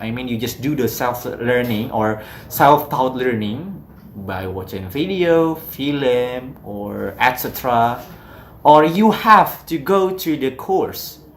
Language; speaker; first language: English; non-native, fluent; Indonesian